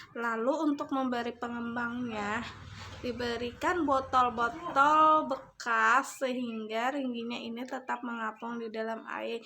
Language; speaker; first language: Indonesian; non-native, local second language; Banjar